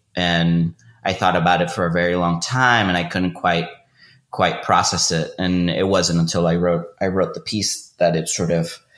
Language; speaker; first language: English; non-native, fluent; Spanish